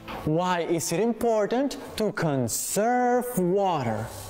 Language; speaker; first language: English; non-native, learner; Spanish